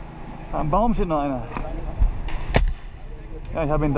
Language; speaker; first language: German; native; German